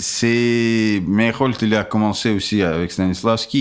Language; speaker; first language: French; non-native, fluent; Russian